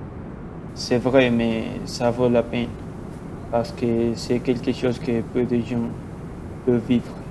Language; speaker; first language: French; non-native, learner; Spanish